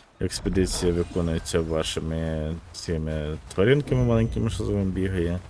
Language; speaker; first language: Ukrainian; native; Ukrainian